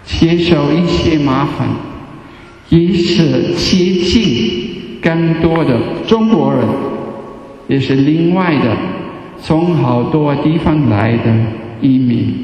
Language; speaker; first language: Chinese; non-native, fluent; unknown